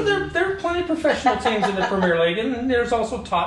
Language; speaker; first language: English; native; English